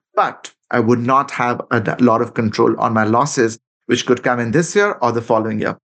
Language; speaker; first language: English; non-native, local second language; Bangla